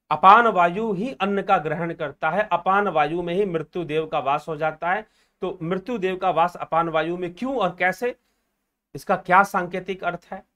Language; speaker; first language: Hindi; native; Hindi